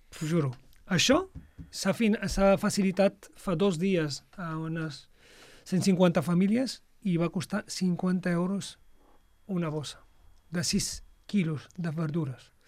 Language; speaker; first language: Catalan; non-native, fluent; Arabic